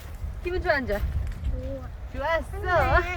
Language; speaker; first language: Korean; non-native, fluent; Kazakh